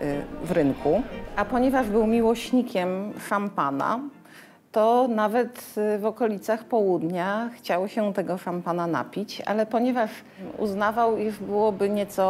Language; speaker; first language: Polish; native; Polish